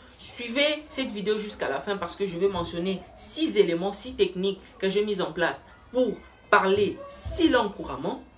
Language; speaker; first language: French; non-native, local second language; Lingala